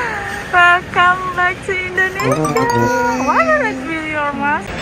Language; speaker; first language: English; non-native, learner; Indonesian